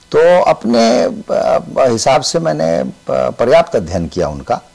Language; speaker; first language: Hindi; native; Hindi